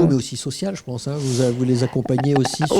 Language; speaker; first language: French; native; French